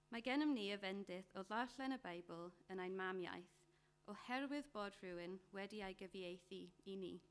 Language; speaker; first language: Welsh; non-native, learner; English